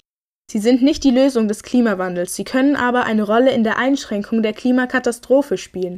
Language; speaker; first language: German; native; German